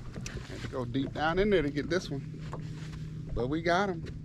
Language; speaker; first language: English; native; English